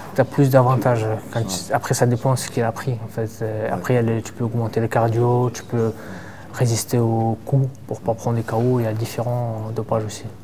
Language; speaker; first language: French; non-native, fluent; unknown